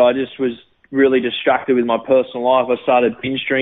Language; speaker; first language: English; native; English